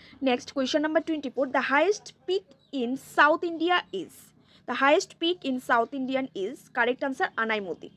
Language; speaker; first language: English; non-native, local second language; Bangla